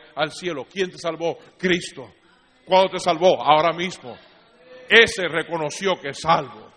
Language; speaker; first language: Spanish; native; Spanish